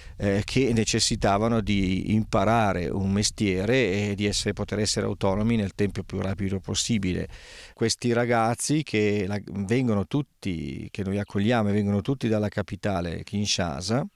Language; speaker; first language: Italian; native; Italian